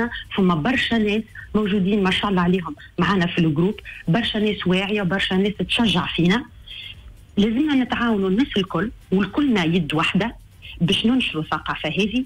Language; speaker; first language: Arabic; native; Arabic